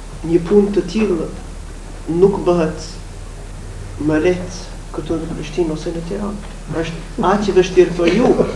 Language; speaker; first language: Albanian; non-native, fluent; English